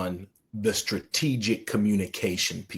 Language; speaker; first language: English; native; English